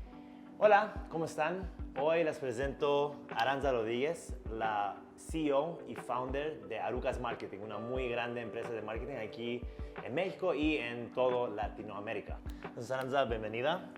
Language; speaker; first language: Spanish; non-native, learner; English